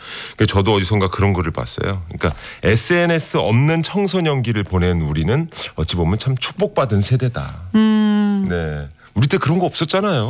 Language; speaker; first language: Korean; native; Korean